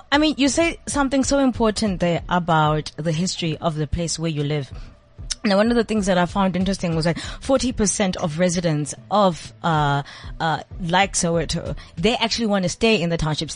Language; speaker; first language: English; non-native, local second language; Zulu